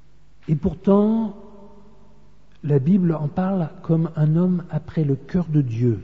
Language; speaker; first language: French; native; French